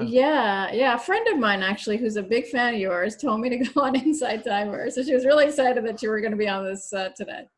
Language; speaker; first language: English; native; English